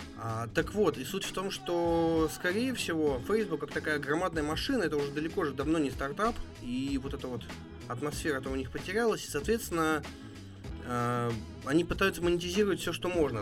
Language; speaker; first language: Russian; native; Russian